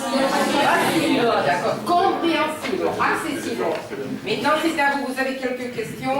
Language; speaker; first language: French; non-native, fluent; Russian